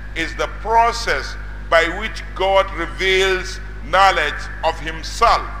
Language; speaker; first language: English; non-native, local second language; Hausa